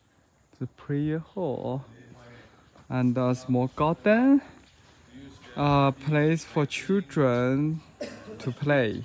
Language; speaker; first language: English; non-native, learner; Chinese